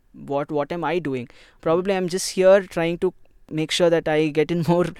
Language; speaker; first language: English; non-native, local second language; Kannada